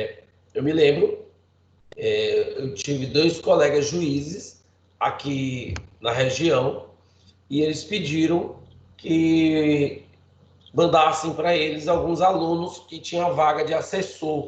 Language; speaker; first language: Portuguese; native; Portuguese